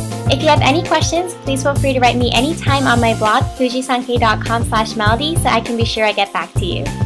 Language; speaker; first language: English; early bilingual, other home language; Japanese